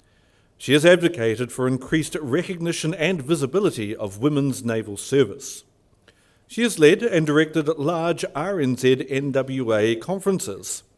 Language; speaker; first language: English; native; English